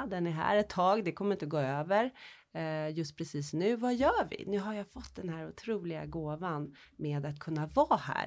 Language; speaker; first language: Swedish; early bilingual, heritage; Swedish